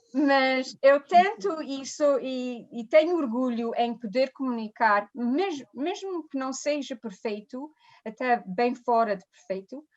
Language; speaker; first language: Portuguese; early bilingual, heritage; Portuguese